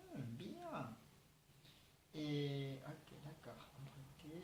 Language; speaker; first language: French; non-native, learner; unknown